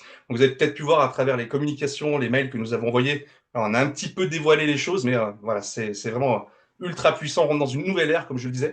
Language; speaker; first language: French; native; French